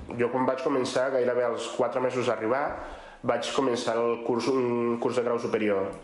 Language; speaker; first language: Catalan; non-native, fluent; Spanish